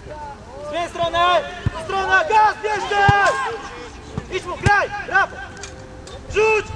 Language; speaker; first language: Polish; native; Polish